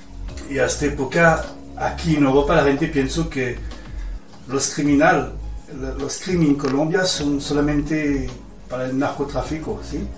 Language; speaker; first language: Spanish; non-native, fluent; French